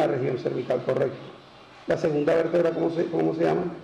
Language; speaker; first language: Spanish; native; Spanish